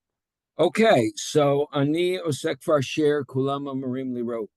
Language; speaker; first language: Hebrew; non-native, fluent; English